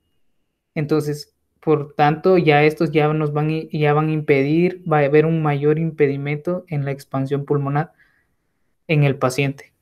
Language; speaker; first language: Spanish; native; Spanish